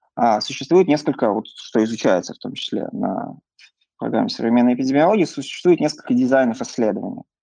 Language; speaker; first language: Russian; native; Russian